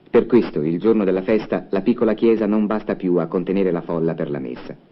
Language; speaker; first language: Italian; native; Italian